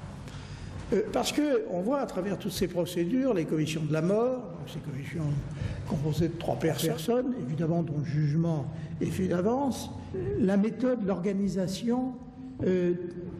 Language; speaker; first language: French; native; French